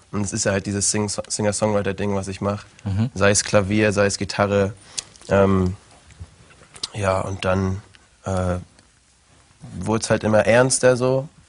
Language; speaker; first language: German; native; German